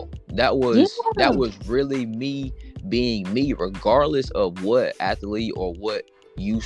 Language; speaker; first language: English; native; English